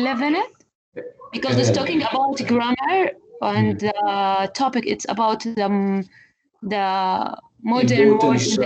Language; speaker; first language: English; non-native, learner; Arabic